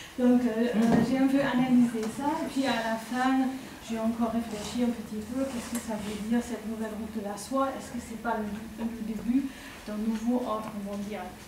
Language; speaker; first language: French; non-native, fluent; German